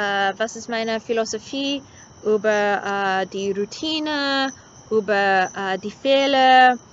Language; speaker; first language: German; non-native, learner; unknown